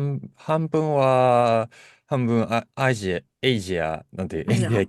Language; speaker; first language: Japanese; non-native, fluent; Russian